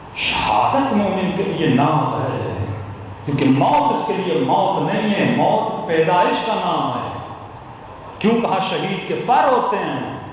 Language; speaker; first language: Urdu; early bilingual, heritage; Urdu